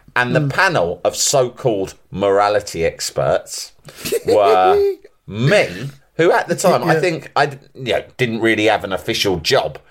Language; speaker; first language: English; native; English